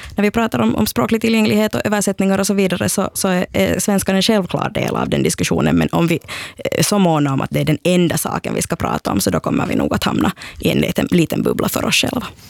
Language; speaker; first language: Swedish; native; Swedish